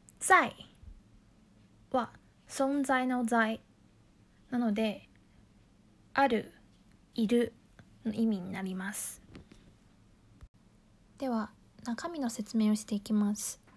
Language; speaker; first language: Japanese; non-native, fluent; Chinese